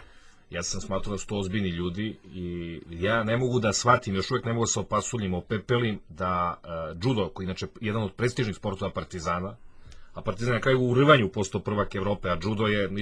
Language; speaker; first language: Serbian; native; Serbian